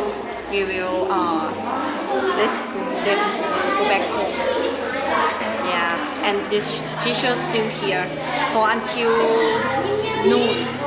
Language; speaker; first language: English; non-native, learner; Thai